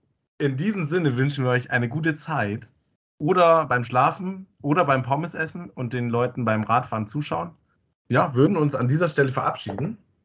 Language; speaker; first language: German; native; German